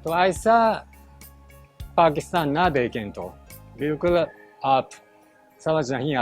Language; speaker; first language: Hindi; non-native, learner; Japanese